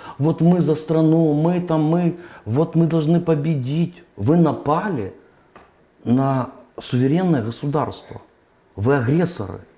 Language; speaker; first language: Russian; native; Russian